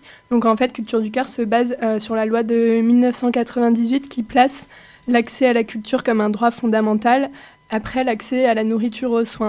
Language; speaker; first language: French; native; French